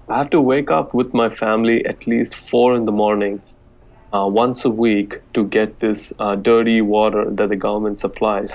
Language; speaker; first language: English; non-native, local second language; Telugu